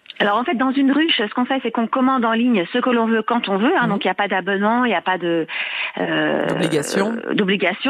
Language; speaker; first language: French; native; French